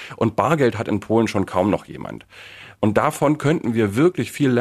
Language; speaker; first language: German; native; German